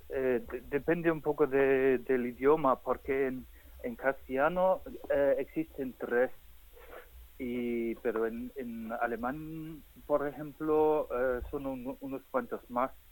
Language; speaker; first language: Spanish; non-native, fluent; German